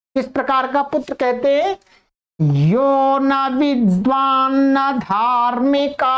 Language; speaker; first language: Hindi; native; Hindi